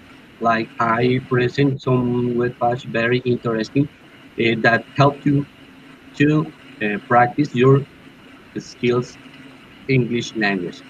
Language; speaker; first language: English; non-native, learner; Spanish